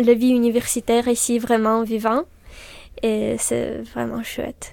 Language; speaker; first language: French; non-native, fluent; Ukrainian